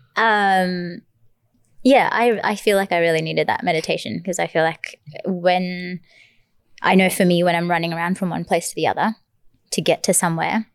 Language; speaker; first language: English; early bilingual, other home language; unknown